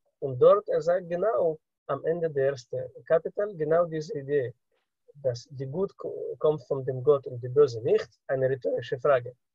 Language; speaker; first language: German; non-native, fluent; Russian